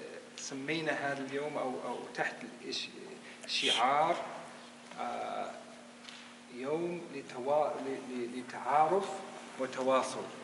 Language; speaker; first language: Arabic; non-native, fluent; English